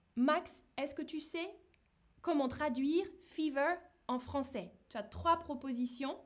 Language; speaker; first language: French; native; French